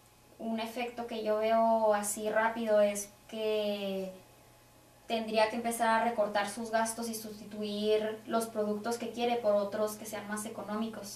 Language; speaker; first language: Spanish; native; Spanish